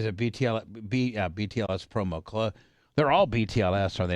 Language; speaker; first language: English; native; English